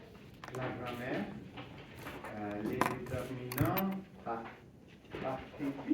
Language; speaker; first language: French; non-native, learner; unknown